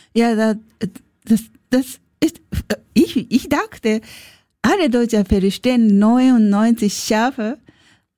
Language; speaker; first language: German; non-native, learner; Japanese